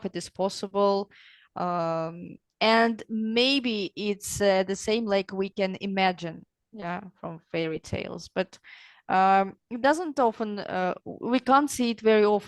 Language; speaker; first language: English; non-native, fluent; Russian